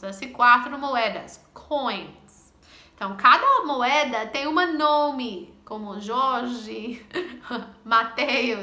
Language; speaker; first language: Portuguese; non-native, fluent; English